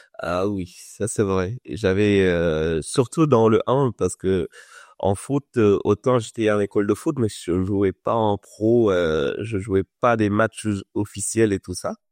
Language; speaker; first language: French; non-native, local second language; Wolof